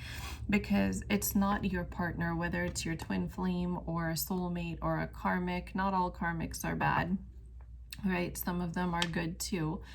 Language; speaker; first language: English; native; English